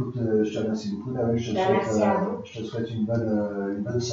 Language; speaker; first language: French; native; French